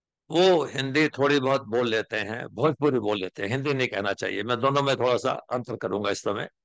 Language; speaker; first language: Hindi; native; Hindi